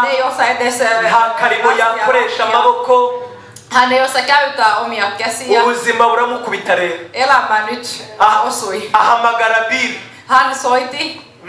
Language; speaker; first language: Finnish; non-native, fluent; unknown